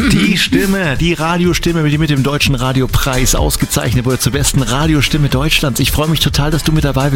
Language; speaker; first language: German; native; German